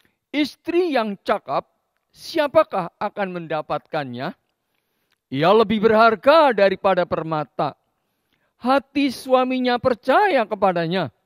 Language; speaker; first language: Indonesian; native; Indonesian